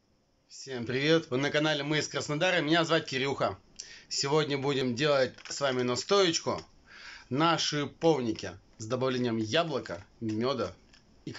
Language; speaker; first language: Russian; native; Russian